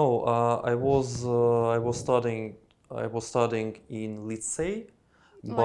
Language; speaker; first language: English; non-native, learner; Russian